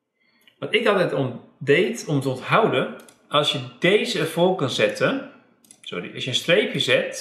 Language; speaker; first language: Dutch; native; Dutch